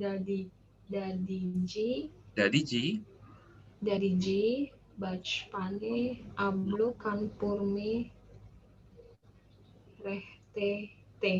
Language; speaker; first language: Hindi; non-native, learner; Indonesian